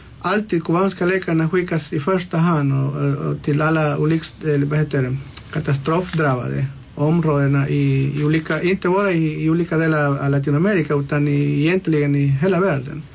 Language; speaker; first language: Swedish; non-native, local second language; Spanish